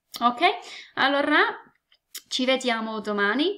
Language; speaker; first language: Italian; non-native, fluent; English